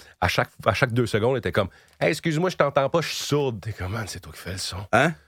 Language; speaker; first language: French; native; French